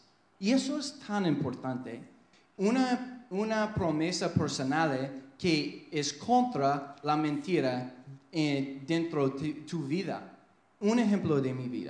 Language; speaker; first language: Spanish; non-native, fluent; English